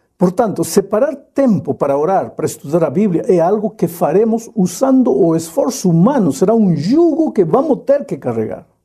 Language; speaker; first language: Portuguese; non-native, fluent; Spanish